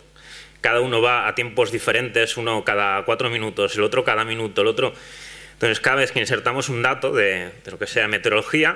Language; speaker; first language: Spanish; non-native, local second language; Catalan